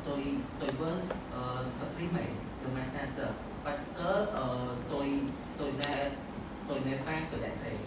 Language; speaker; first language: French; non-native, learner; Vietnamese